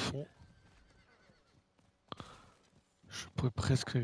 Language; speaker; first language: French; native; French